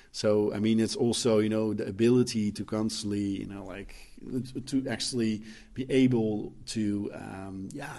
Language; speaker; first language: English; non-native, fluent; Dutch